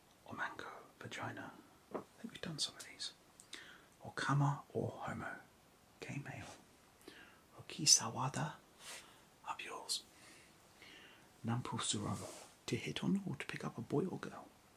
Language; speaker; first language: English; native; English